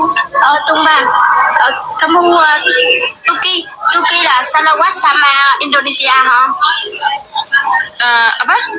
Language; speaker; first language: Indonesian; non-native, learner; Vietnamese